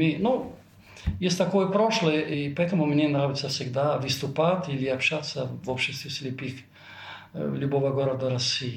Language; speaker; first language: Russian; non-native, fluent; Italian